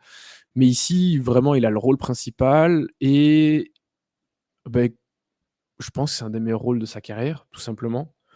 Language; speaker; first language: French; native; French